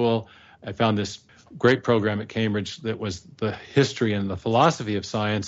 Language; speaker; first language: English; native; English